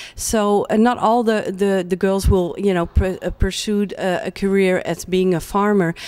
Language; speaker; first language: English; non-native, fluent; Dutch